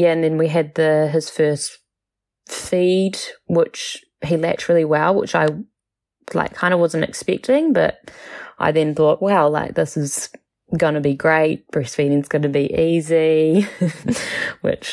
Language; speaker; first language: English; native; English